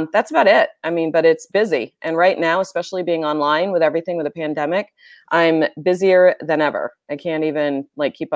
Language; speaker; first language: English; native; English